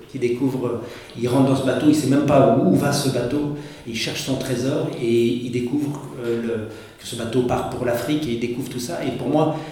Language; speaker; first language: French; native; French